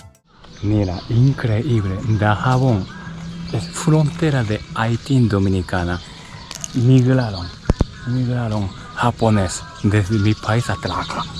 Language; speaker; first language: Spanish; non-native, learner; Japanese